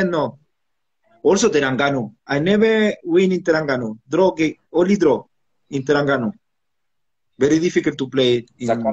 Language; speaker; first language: English; non-native, learner; Spanish